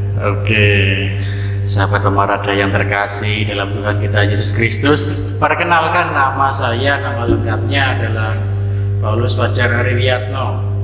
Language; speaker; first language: Indonesian; non-native, local second language; Javanese